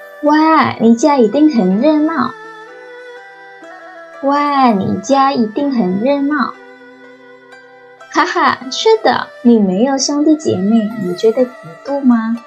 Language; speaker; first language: Chinese; non-native, fluent; Indonesian